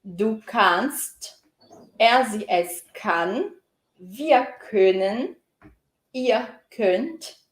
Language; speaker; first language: German; non-native, fluent; Portuguese